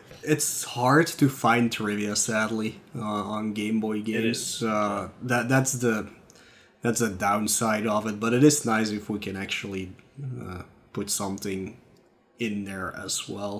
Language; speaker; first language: English; non-native, fluent; Dutch